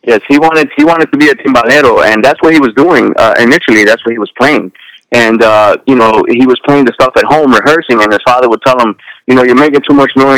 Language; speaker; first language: English; early bilingual, other home language; Spanish